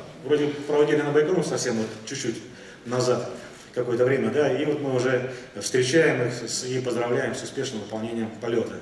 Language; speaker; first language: Russian; native; Russian